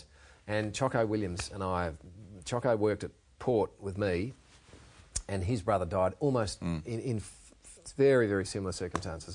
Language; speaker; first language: English; native; English